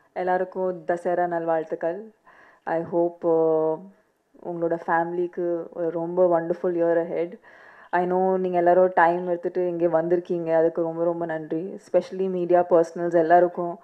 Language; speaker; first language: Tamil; non-native, learner; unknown